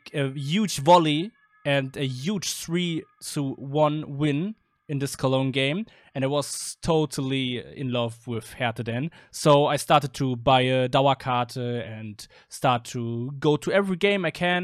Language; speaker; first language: English; non-native, fluent; German